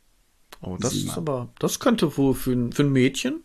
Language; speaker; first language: German; native; German